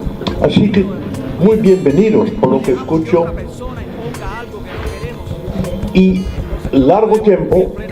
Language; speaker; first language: Spanish; non-native, fluent; Dutch